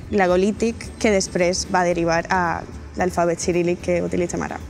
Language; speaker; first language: Catalan; non-native, fluent; Bulgarian